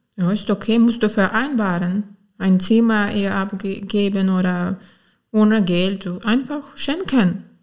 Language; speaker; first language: German; non-native, fluent; Ukrainian